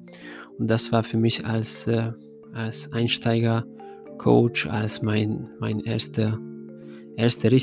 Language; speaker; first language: German; non-native, fluent; Hungarian